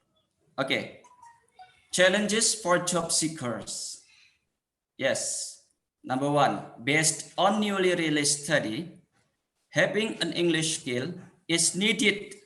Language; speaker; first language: English; non-native, fluent; Indonesian